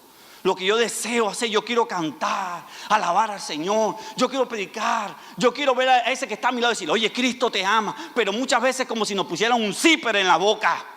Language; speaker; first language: Spanish; native; Spanish